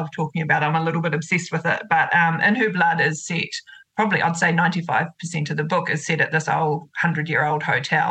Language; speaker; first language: English; native; English